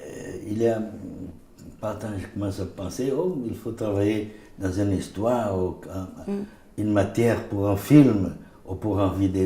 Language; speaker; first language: French; non-native, fluent; Portuguese